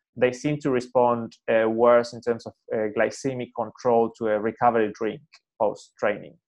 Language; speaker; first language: English; non-native, fluent; Spanish